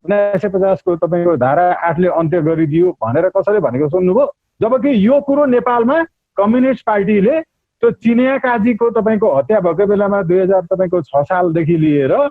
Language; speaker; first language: Nepali; native; Nepali